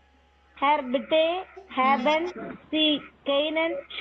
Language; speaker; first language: German; non-native, learner; Tamil